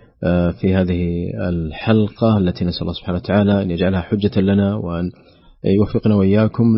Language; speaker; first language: Arabic; native; Arabic